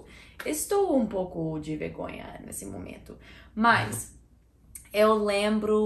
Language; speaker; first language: Portuguese; non-native, learner; English